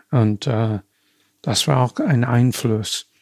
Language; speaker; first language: German; non-native, fluent; English